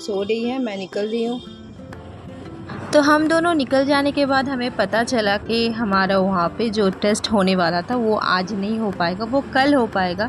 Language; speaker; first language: Hindi; non-native, local second language; Bangla